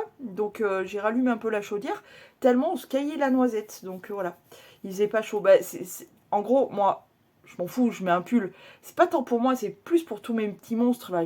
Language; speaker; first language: French; native; French